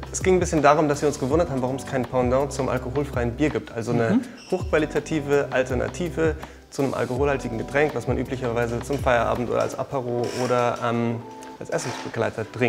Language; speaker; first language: German; native; German